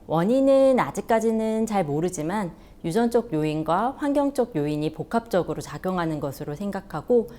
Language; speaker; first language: Korean; native; Korean